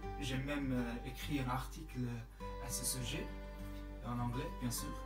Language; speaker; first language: French; non-native, learner; Mongolian